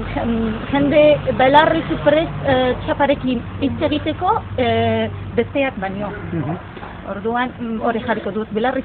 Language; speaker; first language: Basque; non-native, learner; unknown